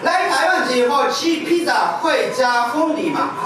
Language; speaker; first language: Chinese; non-native, fluent; Japanese